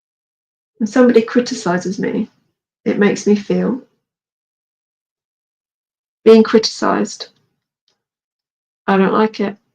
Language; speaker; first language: English; native; English